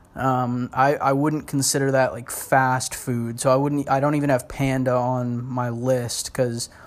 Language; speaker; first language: English; native; English